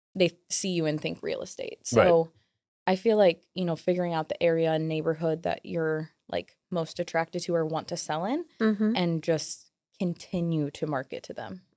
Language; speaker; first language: English; native; English